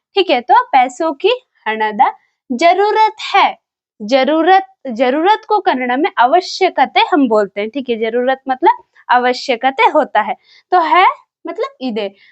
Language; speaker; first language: Hindi; non-native, local second language; Kannada